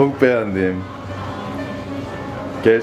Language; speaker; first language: Turkish; non-native, learner; Korean